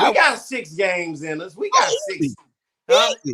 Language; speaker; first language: English; native; English